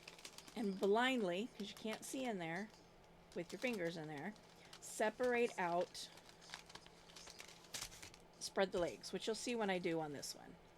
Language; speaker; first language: English; native; English